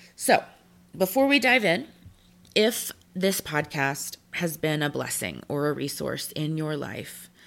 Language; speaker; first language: English; native; English